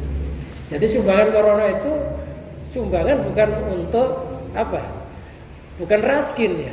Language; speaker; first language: Indonesian; native; Indonesian